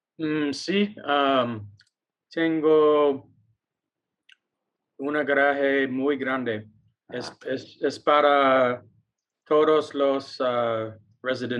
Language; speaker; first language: Spanish; non-native, learner; English